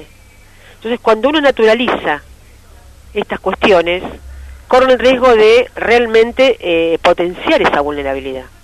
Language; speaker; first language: Spanish; native; Spanish